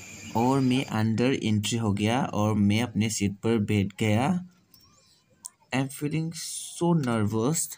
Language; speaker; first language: Hindi; non-native, local second language; Bodo